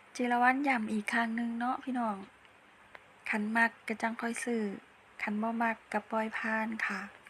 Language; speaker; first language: Thai; native; Thai